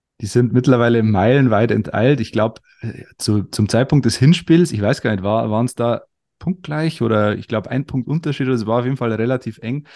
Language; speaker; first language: German; native; German